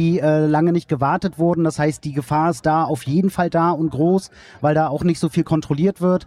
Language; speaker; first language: German; native; German